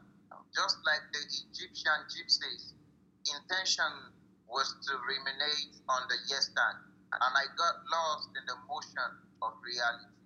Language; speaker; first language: English; non-native, local second language; Yoruba